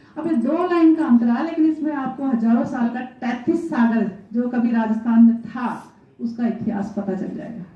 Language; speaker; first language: Hindi; non-native, local second language; Rajasthani